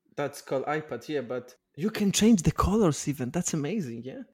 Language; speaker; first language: English; non-native, learner; Polish